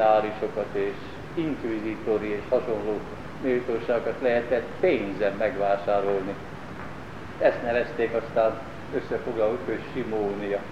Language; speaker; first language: Hungarian; native; Hungarian